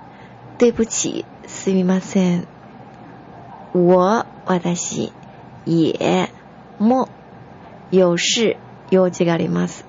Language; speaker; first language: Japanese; non-native, fluent; Chinese